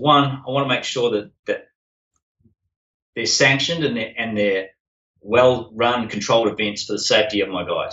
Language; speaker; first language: English; native; English